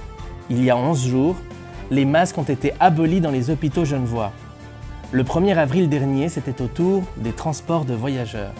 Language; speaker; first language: French; native; French